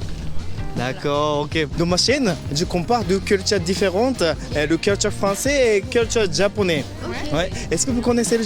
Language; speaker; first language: French; non-native, learner; Japanese